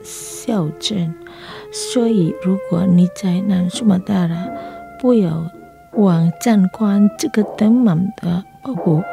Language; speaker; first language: Chinese; non-native, learner; Indonesian